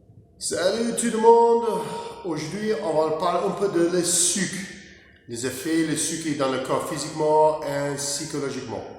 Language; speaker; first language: French; non-native, learner; English